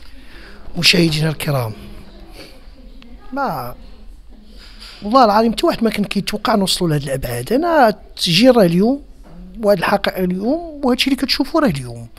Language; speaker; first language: Arabic; native; Arabic